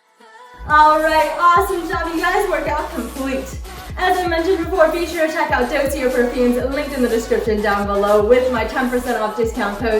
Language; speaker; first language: English; native; English